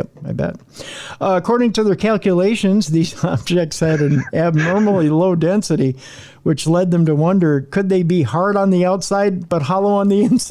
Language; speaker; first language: English; native; English